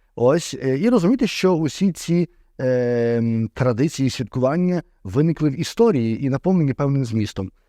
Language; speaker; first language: Ukrainian; native; Ukrainian